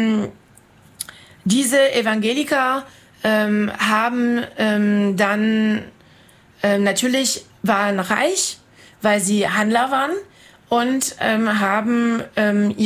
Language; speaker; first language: German; non-native, fluent; French